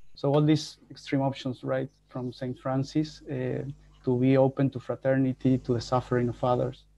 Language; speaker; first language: English; non-native, fluent; Spanish